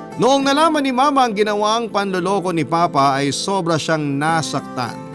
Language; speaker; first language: Filipino; native; Filipino